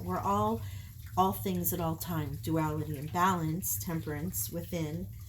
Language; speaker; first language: English; native; English